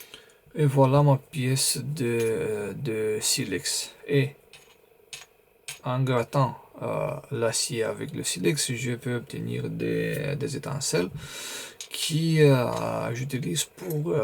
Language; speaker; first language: French; non-native, fluent; Romanian